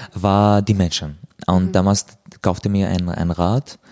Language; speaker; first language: German; non-native, fluent; Arabic